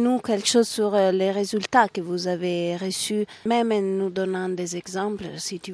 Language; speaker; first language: French; non-native, fluent; Italian